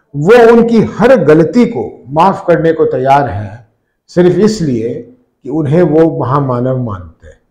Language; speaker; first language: Hindi; native; Hindi